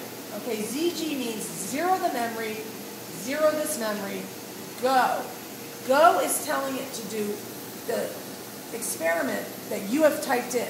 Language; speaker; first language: English; native; English